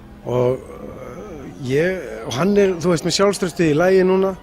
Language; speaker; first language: Icelandic; native; Icelandic